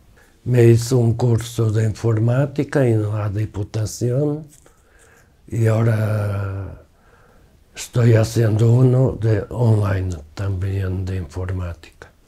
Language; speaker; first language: Spanish; non-native, fluent; Portuguese